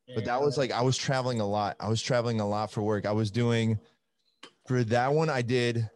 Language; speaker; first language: English; non-native, fluent; Italian